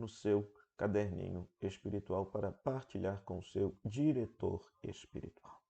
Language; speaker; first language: Portuguese; native; Portuguese